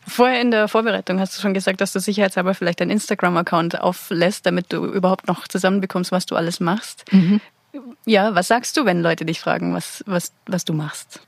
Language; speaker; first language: German; native; German